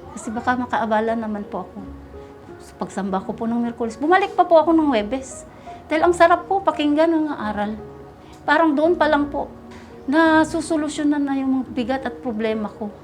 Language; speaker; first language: Filipino; native; Filipino